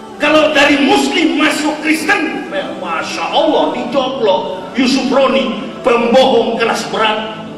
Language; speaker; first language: Indonesian; native; Indonesian